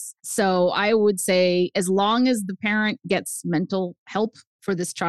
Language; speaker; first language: English; early bilingual, other home language; Spanish